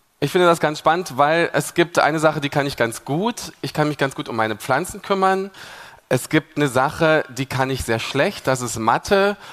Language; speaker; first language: German; native; German